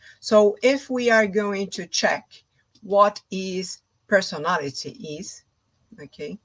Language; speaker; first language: English; non-native, fluent; Portuguese